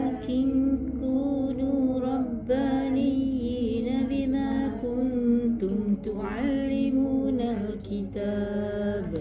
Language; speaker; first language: Arabic; non-native, learner; Malay